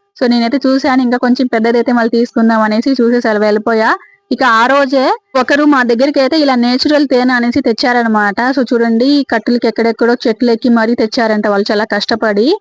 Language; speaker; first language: Telugu; native; Telugu